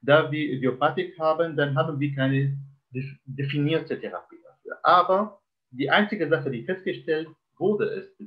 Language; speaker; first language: German; non-native, fluent; Arabic